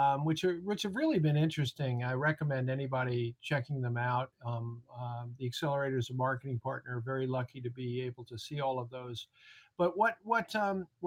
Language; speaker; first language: English; native; English